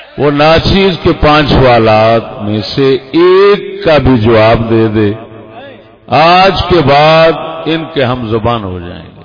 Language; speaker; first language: Urdu; native; Urdu